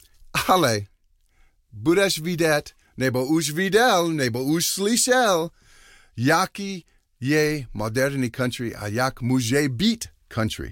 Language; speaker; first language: Czech; non-native, learner; English